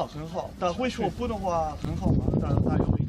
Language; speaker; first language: Chinese; non-native, learner; Dutch